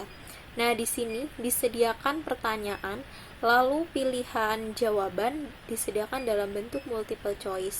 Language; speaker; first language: Indonesian; native; Indonesian